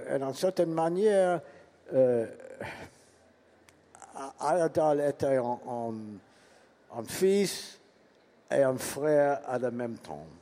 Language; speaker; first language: French; non-native, learner; English